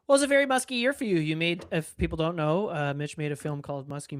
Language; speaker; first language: English; native; English